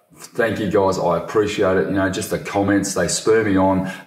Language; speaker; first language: English; native; English